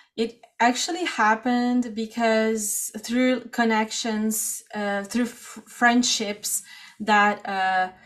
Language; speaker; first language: English; non-native, fluent; Portuguese